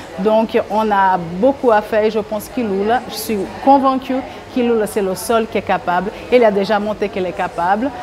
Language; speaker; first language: French; non-native, fluent; Portuguese